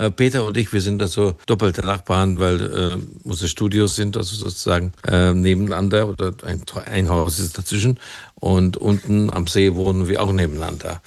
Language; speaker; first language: German; non-native, fluent; Hungarian